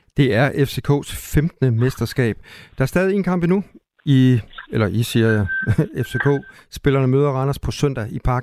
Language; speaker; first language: Danish; native; Danish